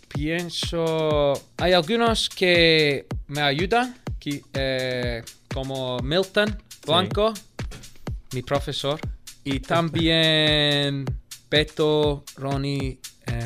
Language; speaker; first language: Spanish; non-native, learner; English